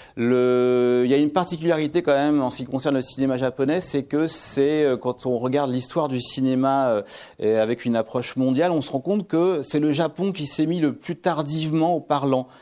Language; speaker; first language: French; native; French